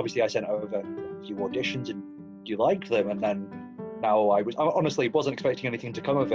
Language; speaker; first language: English; native; English